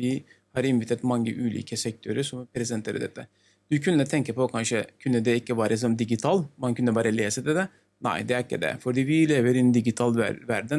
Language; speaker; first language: Norwegian; non-native, learner; Turkish